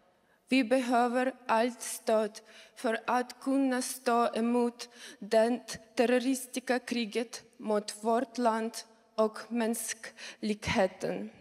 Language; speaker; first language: Swedish; non-native, learner; Ukrainian